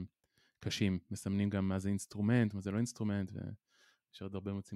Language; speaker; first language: Hebrew; native; Hebrew